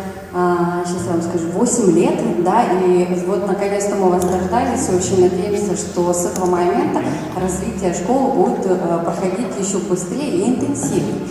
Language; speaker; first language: Russian; native; Russian